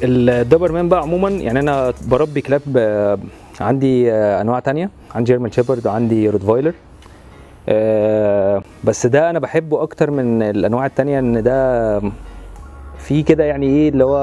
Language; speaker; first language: Arabic; native; Arabic